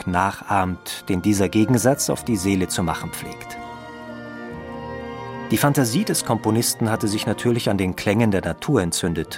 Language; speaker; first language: German; native; German